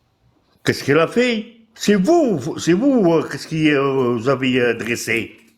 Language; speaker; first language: French; non-native, learner; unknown